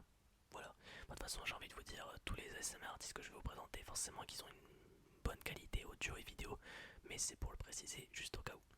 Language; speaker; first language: French; native; French